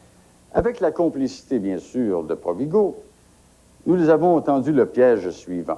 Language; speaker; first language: French; native; French